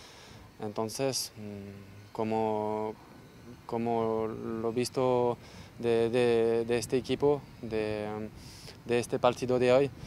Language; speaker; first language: Spanish; non-native, learner; French